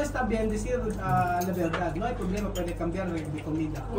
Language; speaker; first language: Spanish; non-native, learner; Filipino